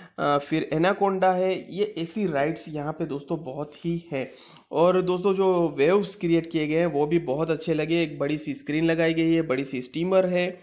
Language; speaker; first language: Hindi; non-native, local second language; Gujarati